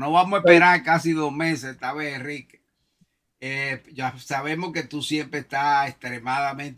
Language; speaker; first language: Spanish; native; Spanish